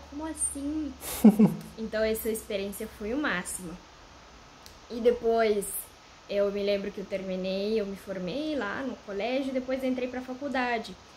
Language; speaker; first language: Portuguese; non-native, fluent; Romanian